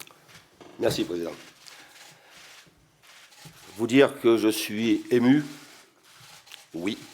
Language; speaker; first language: French; native; French